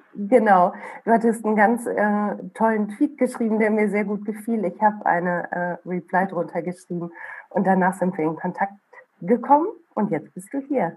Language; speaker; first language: German; native; German